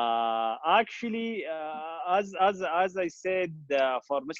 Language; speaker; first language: English; non-native, fluent; Arabic